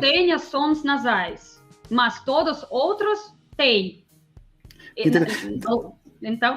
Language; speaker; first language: Portuguese; non-native, fluent; Russian